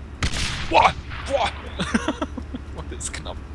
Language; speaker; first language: German; native; German